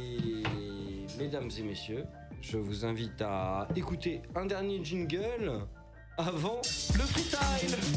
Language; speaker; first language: French; native; French